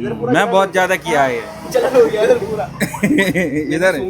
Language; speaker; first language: Hindi; non-native, local second language; Malayalam